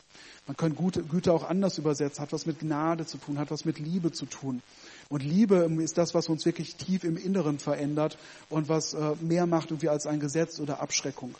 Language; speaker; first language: German; native; German